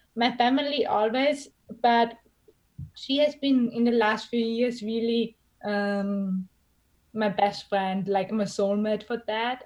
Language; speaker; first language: English; non-native, fluent; German